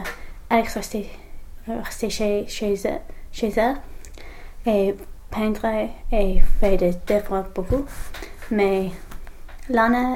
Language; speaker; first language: French; non-native, learner; English